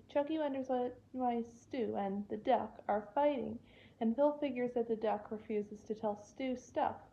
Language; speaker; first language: English; native; English